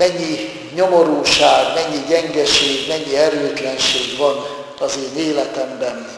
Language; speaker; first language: Hungarian; native; Hungarian